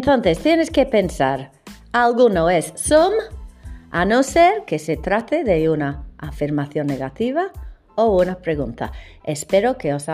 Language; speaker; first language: Spanish; non-native, fluent; English